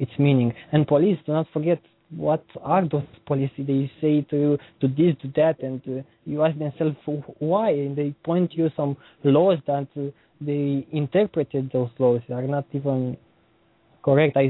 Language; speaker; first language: English; non-native, learner; Romanian